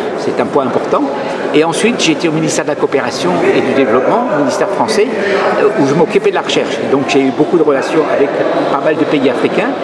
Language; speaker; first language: French; native; French